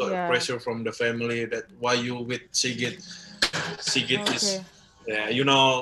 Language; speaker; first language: English; non-native, learner; Indonesian